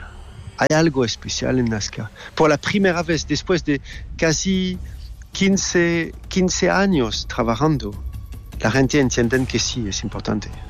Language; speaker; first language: Spanish; non-native, learner; French